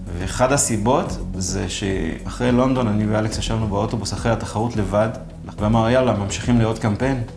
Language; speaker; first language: Hebrew; non-native, local second language; Arabic